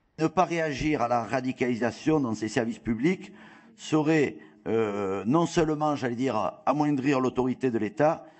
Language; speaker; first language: French; native; French